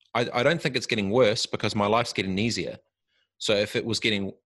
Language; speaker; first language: English; native; English